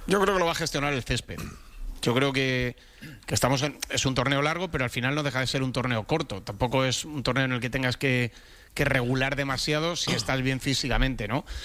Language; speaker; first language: Spanish; native; Spanish